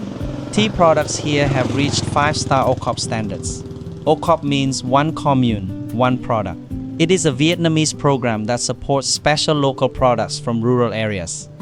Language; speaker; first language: English; non-native, fluent; Vietnamese